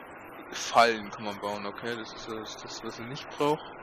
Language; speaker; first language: German; native; German